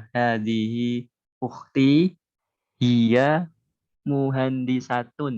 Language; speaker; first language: Arabic; non-native, learner; Indonesian